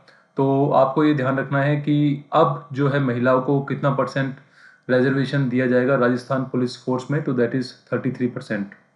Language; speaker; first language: Hindi; native; Hindi